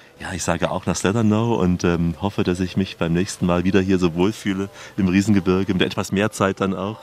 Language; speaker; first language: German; native; German